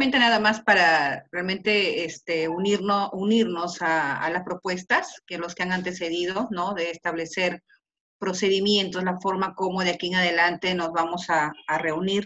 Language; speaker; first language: Spanish; native; Spanish